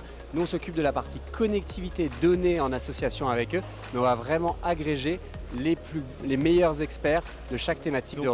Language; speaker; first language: French; native; French